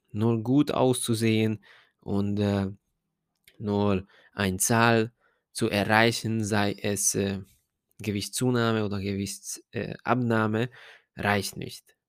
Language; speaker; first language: German; non-native, fluent; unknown